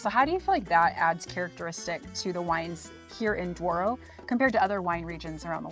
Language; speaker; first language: English; native; English